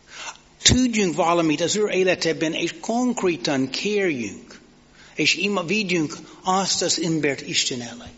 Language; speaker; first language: Hungarian; non-native, fluent; English